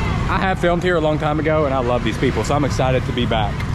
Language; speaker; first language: English; native; English